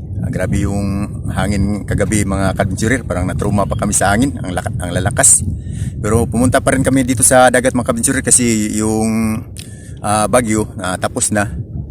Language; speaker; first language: Filipino; non-native, local second language; Cebuano